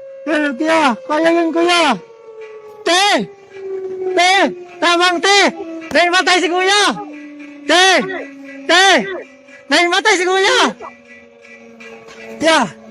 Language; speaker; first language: Filipino; non-native, local second language; Cebuano